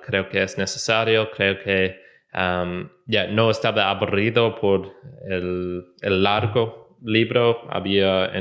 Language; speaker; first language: Spanish; non-native, learner; English